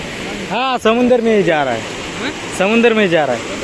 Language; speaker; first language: Hindi; non-native, fluent; Bangla